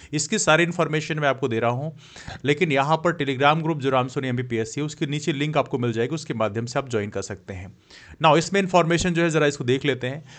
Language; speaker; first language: Hindi; native; Hindi